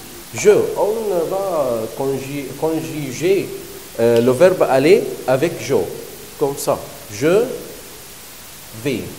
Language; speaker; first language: French; non-native, learner; Arabic